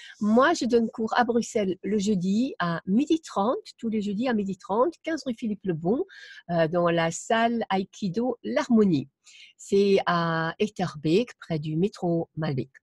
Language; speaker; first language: French; non-native, fluent; German